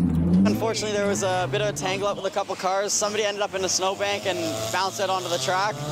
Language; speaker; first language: English; native; English